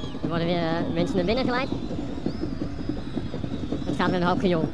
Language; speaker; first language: Dutch; native; Dutch